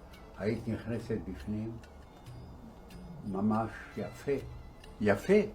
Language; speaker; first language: Hebrew; non-native, fluent; Arabic